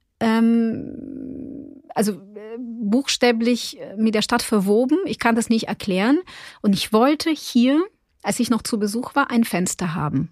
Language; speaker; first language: German; non-native, fluent; Russian